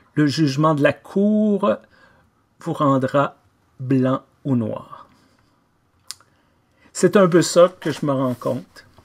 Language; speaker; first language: French; native; French